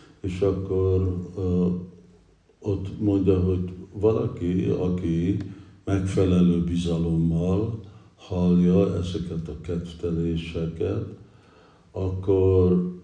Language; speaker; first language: Hungarian; early bilingual, heritage; English